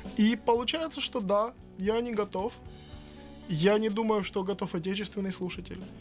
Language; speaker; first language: Russian; native; Russian